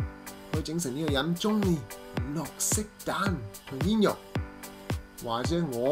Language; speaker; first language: Cantonese; early bilingual, heritage; English